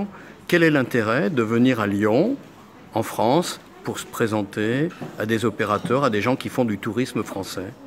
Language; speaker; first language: French; native; French